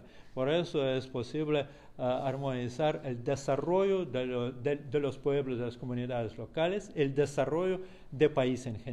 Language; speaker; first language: Spanish; non-native, fluent; Russian